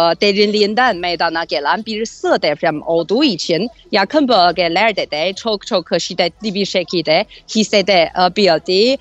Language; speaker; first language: Turkish; non-native, fluent; Chinese